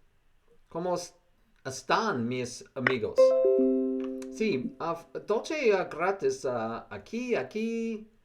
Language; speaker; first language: Spanish; non-native, learner; English